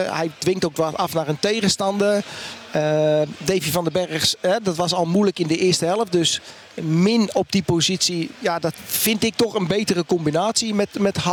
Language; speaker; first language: Dutch; native; Dutch